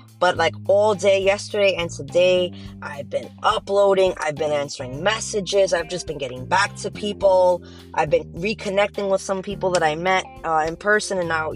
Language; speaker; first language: English; native; English